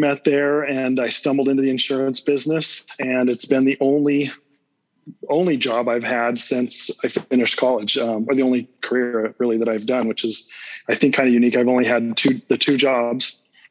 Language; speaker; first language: English; native; English